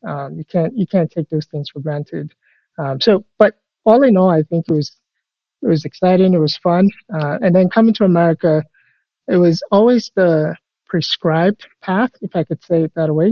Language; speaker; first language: English; non-native, local second language; Yoruba